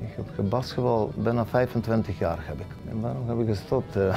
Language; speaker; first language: Dutch; non-native, fluent; Serbian